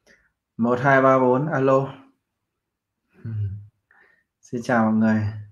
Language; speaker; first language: Vietnamese; native; Vietnamese